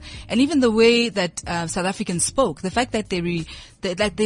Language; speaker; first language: English; non-native, local second language; Southern Sotho